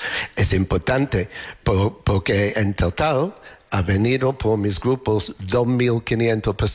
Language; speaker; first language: Spanish; non-native, learner; English